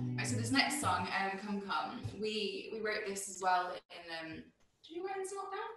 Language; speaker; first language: English; native; English